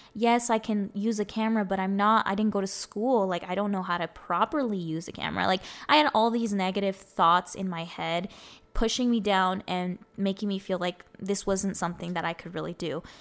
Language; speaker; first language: English; early bilingual, other home language; Spanish